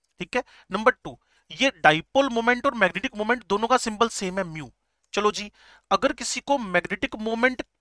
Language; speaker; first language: Hindi; native; Hindi